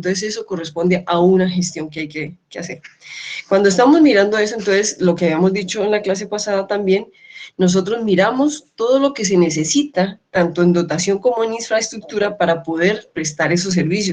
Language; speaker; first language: Spanish; native; Spanish